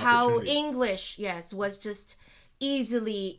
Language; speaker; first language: English; non-native, local second language; Filipino